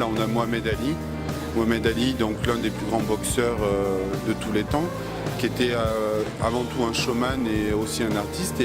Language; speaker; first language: French; native; French